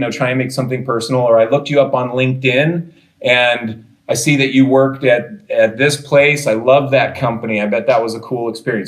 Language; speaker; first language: English; native; English